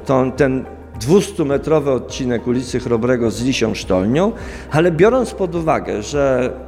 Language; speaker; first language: Polish; native; Polish